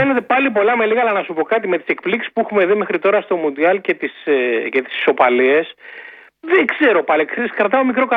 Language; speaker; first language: Greek; native; Greek